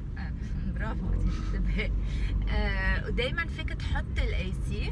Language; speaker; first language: Arabic; native; Arabic